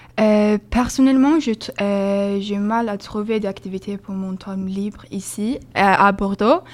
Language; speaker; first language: French; non-native, learner; Swedish